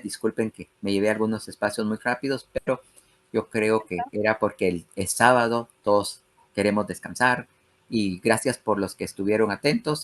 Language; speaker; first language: Spanish; native; Spanish